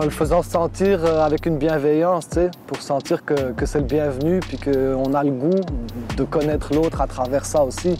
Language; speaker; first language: French; native; French